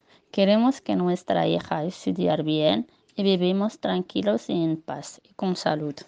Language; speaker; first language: Spanish; non-native, learner; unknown